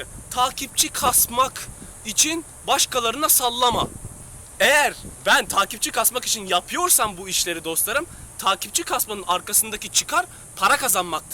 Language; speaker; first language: Turkish; native; Turkish